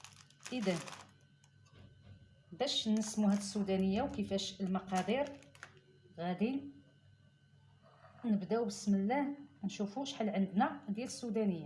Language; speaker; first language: Arabic; native; Arabic